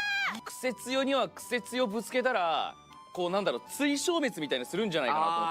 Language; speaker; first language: Japanese; native; Japanese